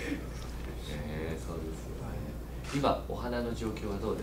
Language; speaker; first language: Japanese; native; Japanese